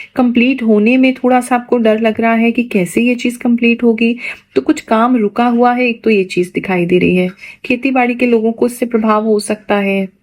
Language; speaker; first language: Hindi; native; Hindi